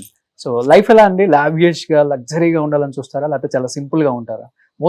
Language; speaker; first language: Telugu; native; Telugu